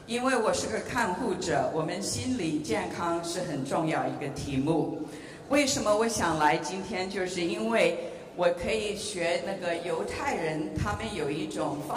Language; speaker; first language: Chinese; early bilingual, heritage; English